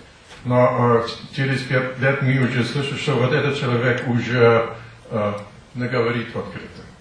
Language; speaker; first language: Russian; non-native, learner; English